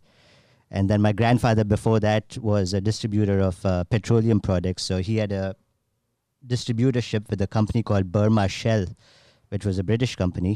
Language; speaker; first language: English; non-native, local second language; Gujarati